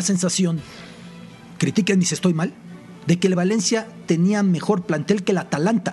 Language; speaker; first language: Spanish; native; Spanish